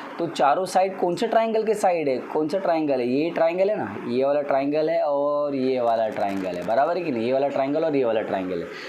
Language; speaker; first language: Hindi; non-native, local second language; Marathi